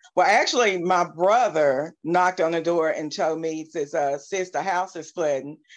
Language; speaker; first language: English; native; English